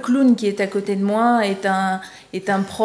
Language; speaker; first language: French; native; French